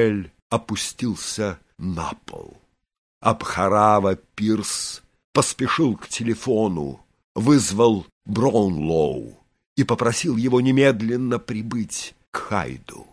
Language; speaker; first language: Russian; native; Russian